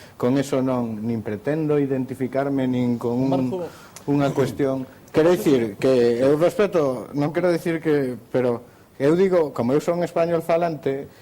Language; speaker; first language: Galician; non-native, local second language; Spanish